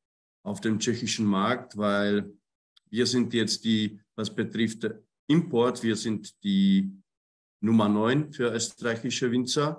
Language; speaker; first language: German; non-native, fluent; Czech